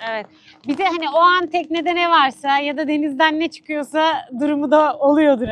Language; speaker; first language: Turkish; native; Turkish